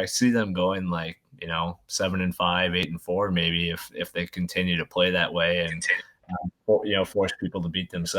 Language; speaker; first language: English; native; English